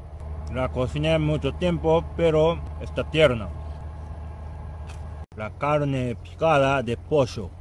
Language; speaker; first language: Spanish; non-native, fluent; Japanese